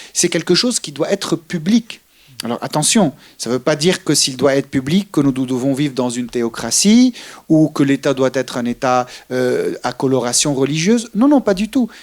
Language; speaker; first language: French; non-native, local second language; Arabic